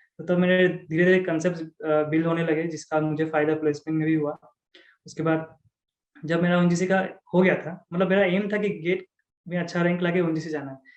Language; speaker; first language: Hindi; non-native, local second language; Assamese